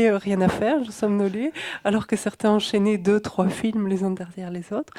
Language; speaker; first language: French; native; French